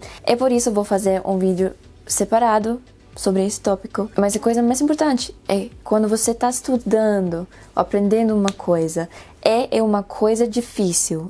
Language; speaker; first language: Portuguese; non-native, fluent; Spanish